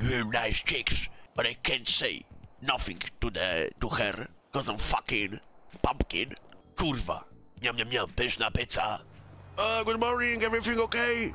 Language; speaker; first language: English; non-native, learner; Polish